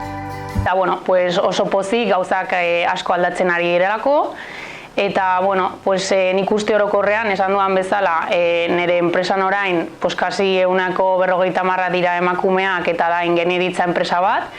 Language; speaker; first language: Basque; non-native, local second language; Spanish